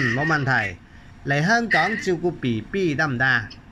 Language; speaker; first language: Cantonese; native; Cantonese